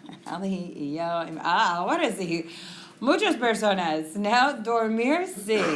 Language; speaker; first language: Spanish; non-native, fluent; English